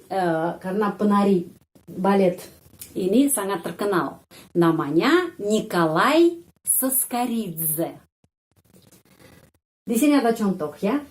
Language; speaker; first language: Indonesian; non-native, fluent; Russian